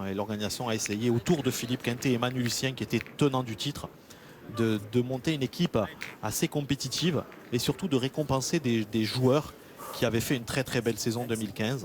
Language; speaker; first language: French; native; French